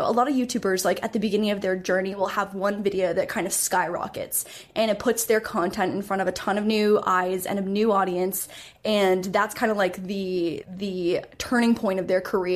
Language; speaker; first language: English; native; English